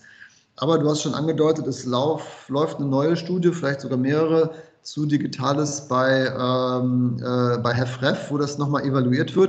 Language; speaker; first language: German; native; German